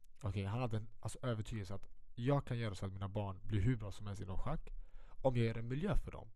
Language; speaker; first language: Swedish; early bilingual, other home language; Central Kurdish